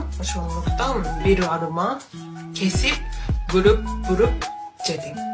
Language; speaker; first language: Kyrgyz; non-native, learner; Japanese